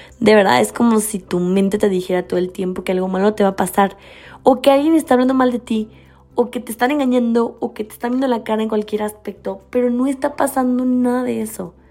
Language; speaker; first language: Spanish; native; Spanish